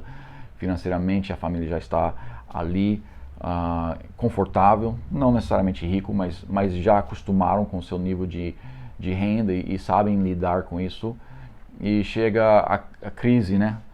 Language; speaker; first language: Portuguese; non-native, fluent; English